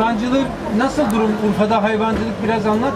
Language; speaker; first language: Turkish; native; Turkish